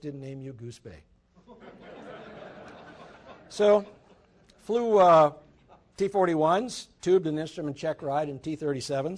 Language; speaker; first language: English; native; English